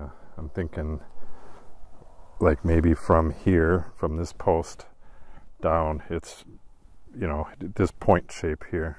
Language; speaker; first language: English; native; English